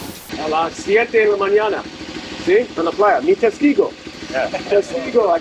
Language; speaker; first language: Spanish; non-native, learner; English